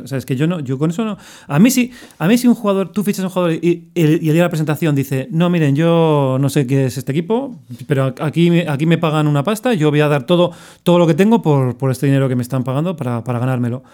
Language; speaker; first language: Spanish; native; Spanish